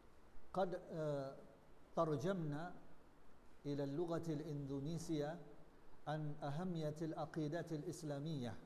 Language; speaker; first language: Arabic; non-native, learner; Indonesian